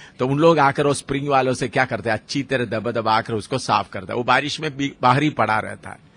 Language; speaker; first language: Hindi; non-native, local second language; Malayalam